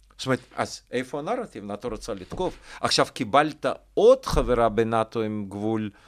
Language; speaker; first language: Hebrew; non-native, fluent; Russian